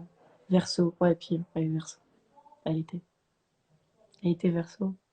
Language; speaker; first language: French; native; French